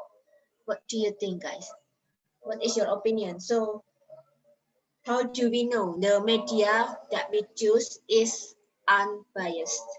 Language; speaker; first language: English; non-native, learner; Indonesian